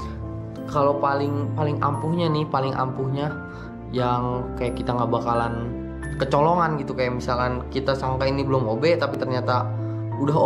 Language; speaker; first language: Indonesian; native; Indonesian